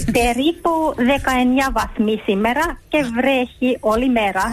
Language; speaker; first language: Greek; early bilingual, heritage; Finnish